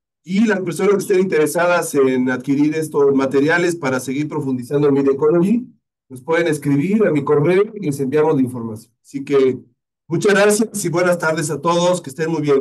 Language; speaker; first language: Spanish; native; Spanish